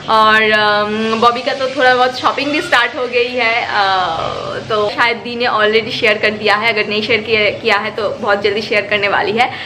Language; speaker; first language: Hindi; non-native, local second language; Bangla